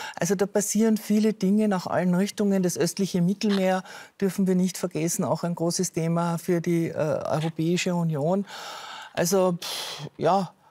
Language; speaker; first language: German; native; German